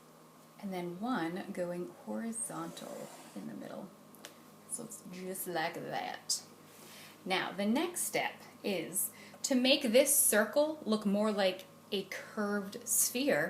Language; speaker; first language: English; native; English